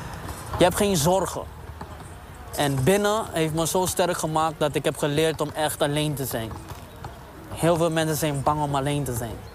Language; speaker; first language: Dutch; non-native, local second language; English